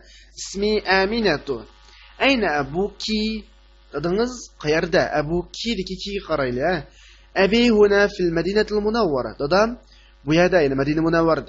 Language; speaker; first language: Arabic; non-native, fluent; Uyghur